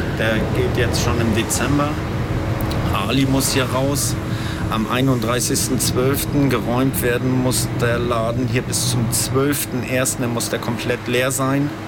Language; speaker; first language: German; native; German